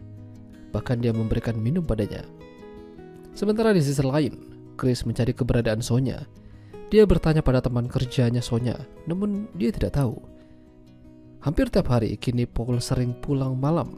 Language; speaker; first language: Indonesian; non-native, local second language; Javanese